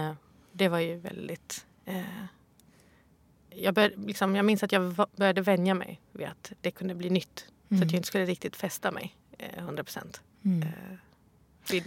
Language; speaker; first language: Swedish; early bilingual, other home language; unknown